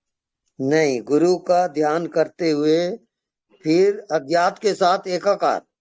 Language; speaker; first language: Hindi; native; Hindi